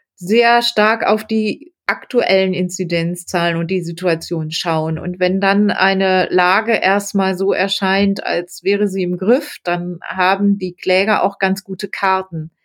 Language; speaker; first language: German; native; German